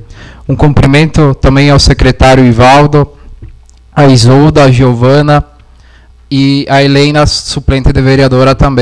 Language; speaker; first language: Portuguese; native; Portuguese